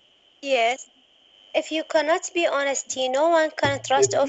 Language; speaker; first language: English; non-native, learner; Arabic